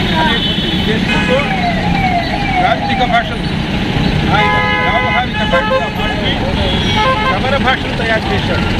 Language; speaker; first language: Telugu; native; Telugu